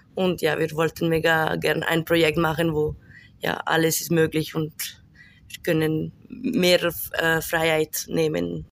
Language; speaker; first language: German; non-native, local second language; Italian